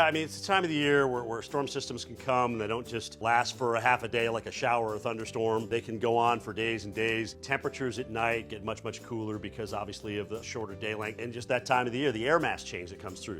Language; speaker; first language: English; native; English